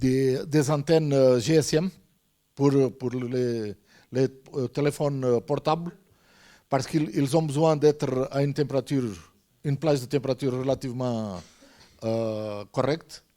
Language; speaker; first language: French; non-native, fluent; Portuguese